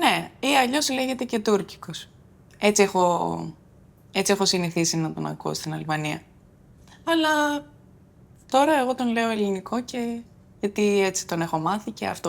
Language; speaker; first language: Greek; early bilingual, other home language; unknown